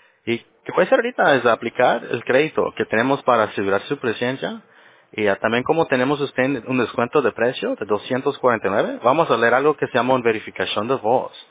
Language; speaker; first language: Spanish; early bilingual, heritage; Spanish